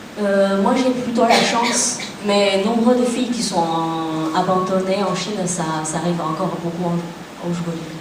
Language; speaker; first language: French; non-native, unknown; Chinese